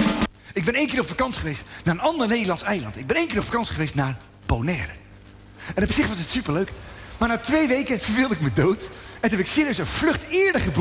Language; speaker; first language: Dutch; native; Dutch